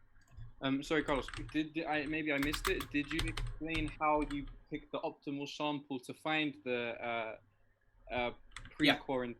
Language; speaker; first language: English; non-native, fluent; Spanish